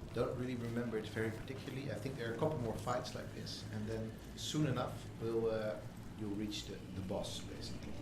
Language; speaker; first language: English; non-native, fluent; Dutch